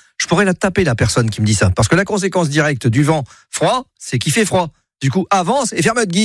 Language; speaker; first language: French; native; French